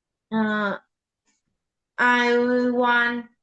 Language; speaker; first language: English; non-native, learner; Vietnamese